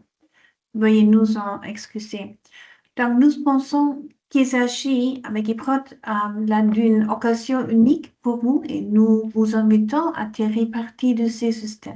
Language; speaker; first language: French; non-native, fluent; Dutch